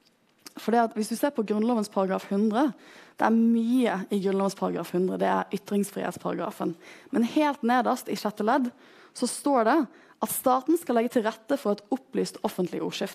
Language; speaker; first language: Norwegian; native; Norwegian